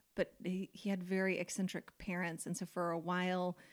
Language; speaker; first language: English; native; English